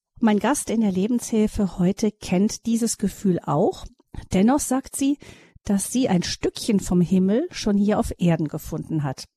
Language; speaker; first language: German; native; German